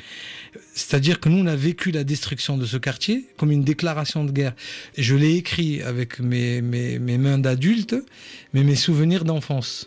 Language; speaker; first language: French; native; French